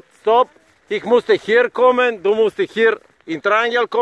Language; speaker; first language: German; non-native, learner; Bulgarian